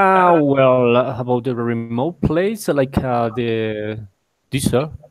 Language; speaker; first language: English; non-native, learner; Spanish